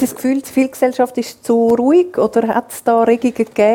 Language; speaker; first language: German; native; German